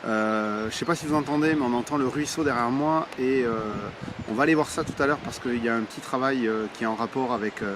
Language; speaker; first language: French; native; French